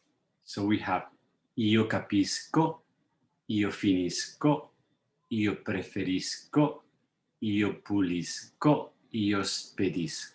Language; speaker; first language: Italian; non-native, fluent; English